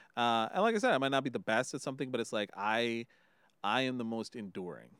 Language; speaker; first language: English; early bilingual, other home language; Hindi